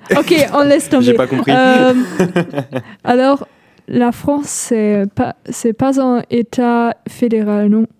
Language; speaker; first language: French; non-native, fluent; German